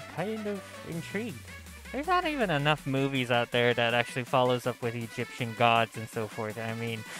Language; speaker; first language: English; native; English